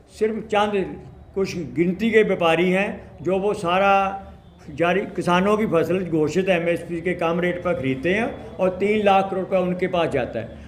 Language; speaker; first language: Hindi; native; Hindi